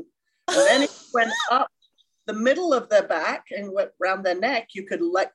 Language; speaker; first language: English; native; English